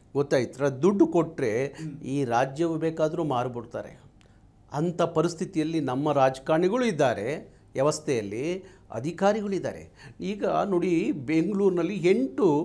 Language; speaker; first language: Kannada; native; Kannada